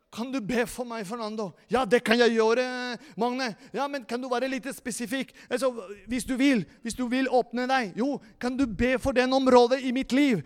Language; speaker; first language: Norwegian; non-native, fluent; Spanish